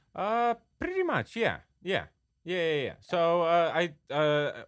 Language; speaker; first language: English; non-native, fluent; Romanian